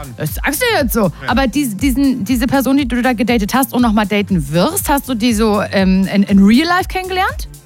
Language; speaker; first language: German; native; German